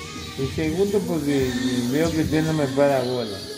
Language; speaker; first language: Spanish; native; Spanish